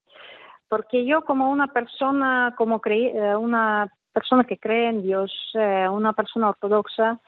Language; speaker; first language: Spanish; non-native, fluent; Russian